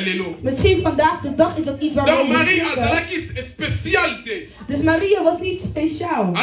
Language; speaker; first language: Dutch; non-native, learner; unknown